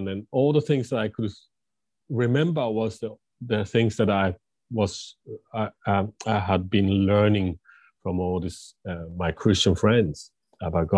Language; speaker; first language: English; non-native, fluent; Japanese